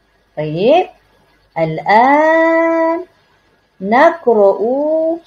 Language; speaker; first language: Arabic; non-native, learner; Malay